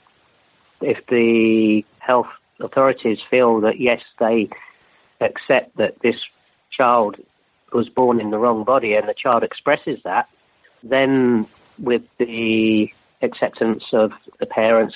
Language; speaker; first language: English; native; English